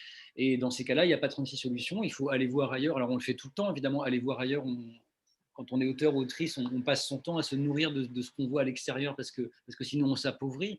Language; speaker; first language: French; native; French